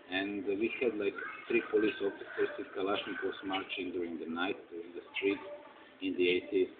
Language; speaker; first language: English; non-native, fluent; Croatian